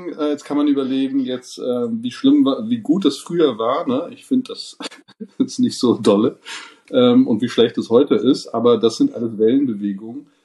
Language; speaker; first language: German; non-native, fluent; English